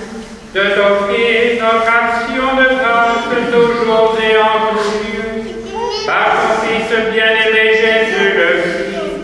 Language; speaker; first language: French; native; French